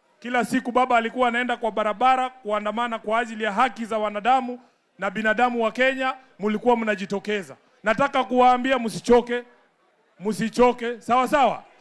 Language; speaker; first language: Swahili; non-native, local second language; Luyia